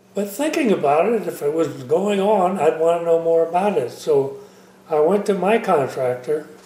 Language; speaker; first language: English; native; English